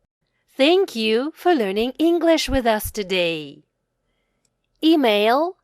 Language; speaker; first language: English; non-native, fluent; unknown